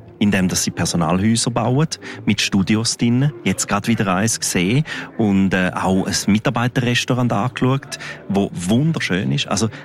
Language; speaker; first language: German; non-native, local second language; Romansh